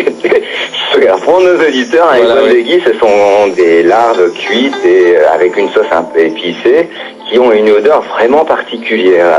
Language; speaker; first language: French; native; French